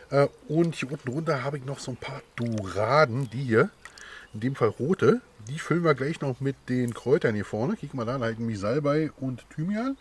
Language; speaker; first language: German; native; German